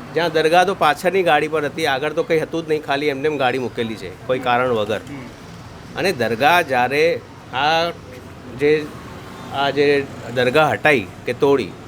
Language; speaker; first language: Gujarati; native; Gujarati